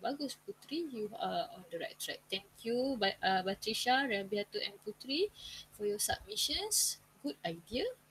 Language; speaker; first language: English; non-native, local second language; Malay